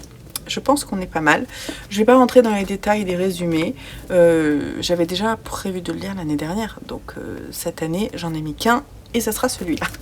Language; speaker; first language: French; native; French